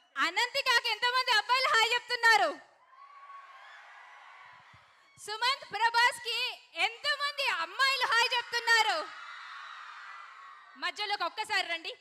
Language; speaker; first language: Telugu; native; Telugu